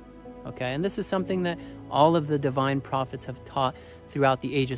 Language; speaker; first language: English; native; English